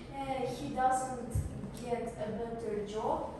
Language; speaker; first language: English; non-native, learner; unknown